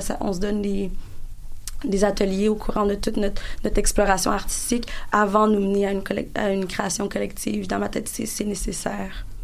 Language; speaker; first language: French; native; French